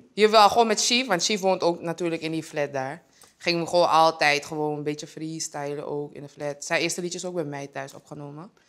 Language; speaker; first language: Dutch; early bilingual, other home language; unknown